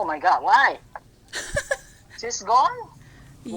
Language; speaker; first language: English; non-native, learner; Indonesian